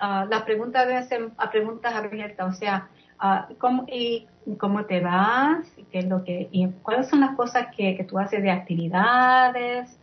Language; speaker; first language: Spanish; early bilingual, heritage; English